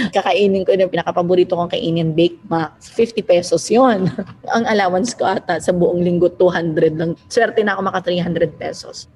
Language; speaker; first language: Filipino; non-native, local second language; Hiligaynon